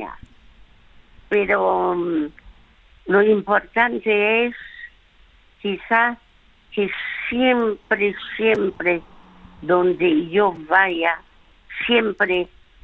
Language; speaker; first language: Spanish; early bilingual, other home language; French